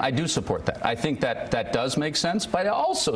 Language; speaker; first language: English; native; English